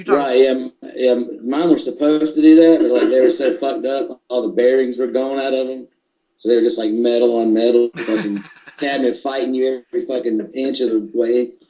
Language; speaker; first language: English; native; English